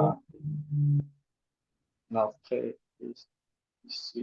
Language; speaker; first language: French; non-native, learner; Portuguese